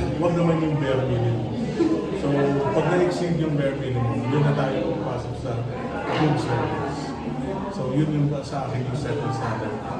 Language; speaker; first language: Filipino; early bilingual, heritage; Filipino